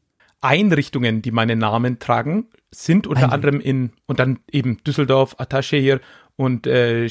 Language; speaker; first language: German; native; German